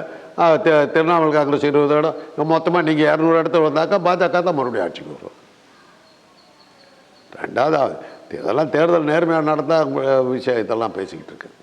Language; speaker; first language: Tamil; native; Tamil